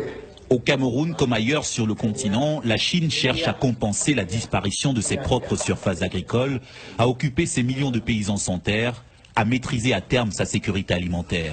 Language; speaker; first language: French; native; French